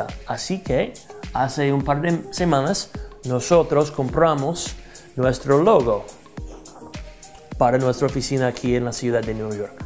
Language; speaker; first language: Spanish; non-native, fluent; English